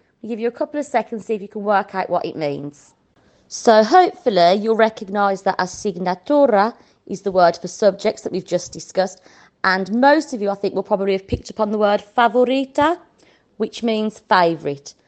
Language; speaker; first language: English; native; English